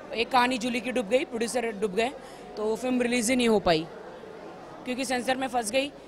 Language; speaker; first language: Hindi; native; Hindi